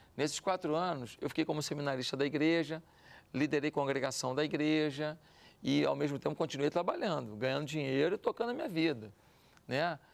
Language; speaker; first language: Portuguese; native; Portuguese